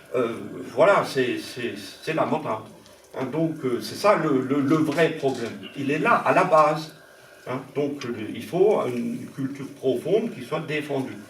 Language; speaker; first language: French; non-native, local second language; Swiss German